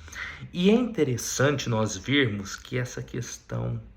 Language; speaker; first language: Portuguese; native; Portuguese